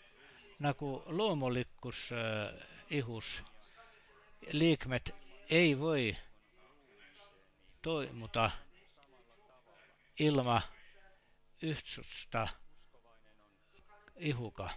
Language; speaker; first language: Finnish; non-native, learner; Estonian